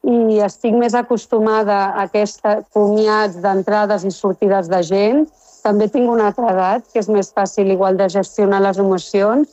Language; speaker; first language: Catalan; non-native, local second language; Spanish